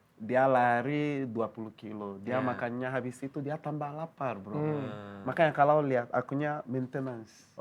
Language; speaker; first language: Indonesian; non-native, fluent; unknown